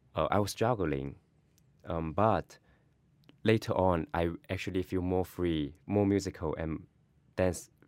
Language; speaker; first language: English; non-native, learner; Chinese